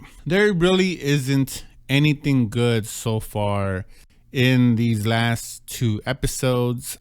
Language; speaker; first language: English; native; English